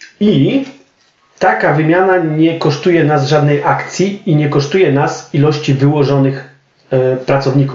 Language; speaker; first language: Polish; native; Polish